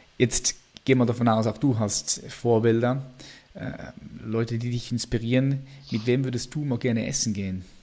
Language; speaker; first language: German; native; German